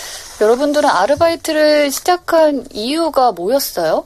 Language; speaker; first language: Korean; native; Korean